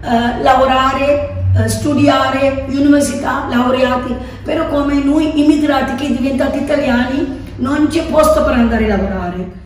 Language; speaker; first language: Italian; non-native, learner; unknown